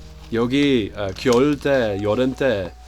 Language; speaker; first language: Korean; non-native, learner; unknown